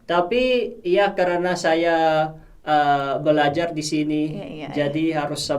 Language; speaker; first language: Indonesian; non-native, fluent; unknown